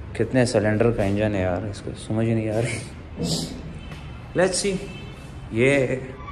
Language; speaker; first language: Urdu; non-native, local second language; Pashto